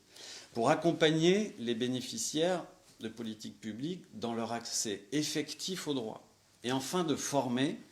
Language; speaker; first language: French; native; French